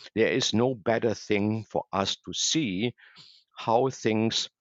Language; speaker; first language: English; non-native, fluent; German